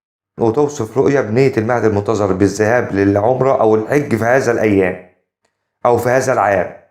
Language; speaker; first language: Arabic; native; Arabic